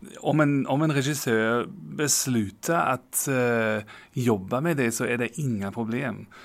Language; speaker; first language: Swedish; non-native, fluent; German